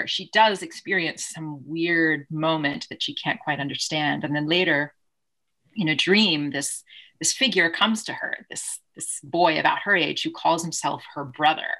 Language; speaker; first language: English; native; English